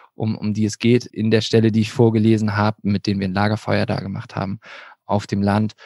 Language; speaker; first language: German; native; German